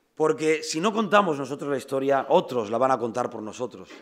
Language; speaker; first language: Spanish; native; Spanish